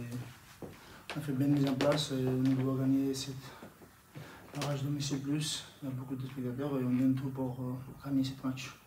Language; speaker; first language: French; non-native, learner; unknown